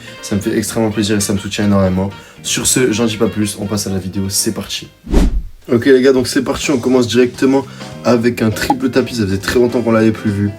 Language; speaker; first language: French; native; French